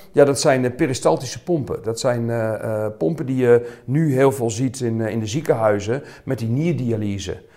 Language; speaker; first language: Dutch; native; Dutch